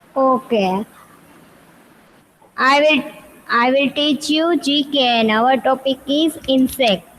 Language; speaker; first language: English; non-native, local second language; Hindi